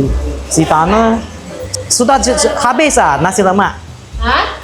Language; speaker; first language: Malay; non-native, local second language; Cantonese